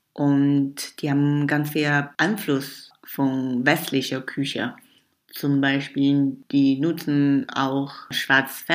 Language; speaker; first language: German; non-native, fluent; Chinese